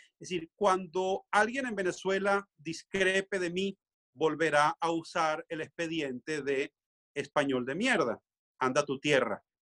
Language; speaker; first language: Spanish; native; Spanish